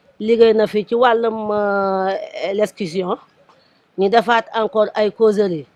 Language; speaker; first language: Wolof; non-native, local second language; Jola-Fonyi